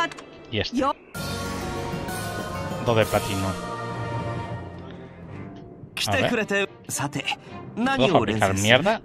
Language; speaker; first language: Spanish; native; Spanish